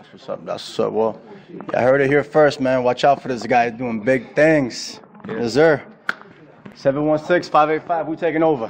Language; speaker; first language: English; early bilingual, other home language; Spanish